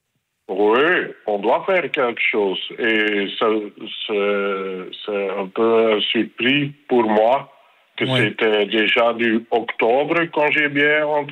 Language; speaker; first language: French; non-native, local second language; Dutch